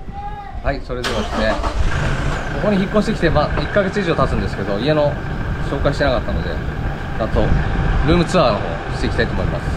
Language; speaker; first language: Japanese; native; Japanese